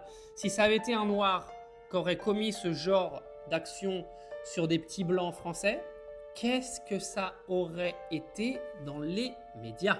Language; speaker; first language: French; native; French